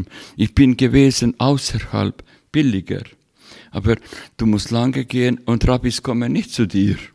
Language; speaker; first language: German; non-native, fluent; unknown